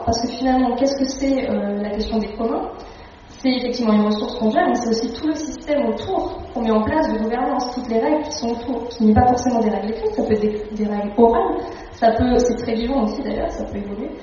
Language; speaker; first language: French; native; French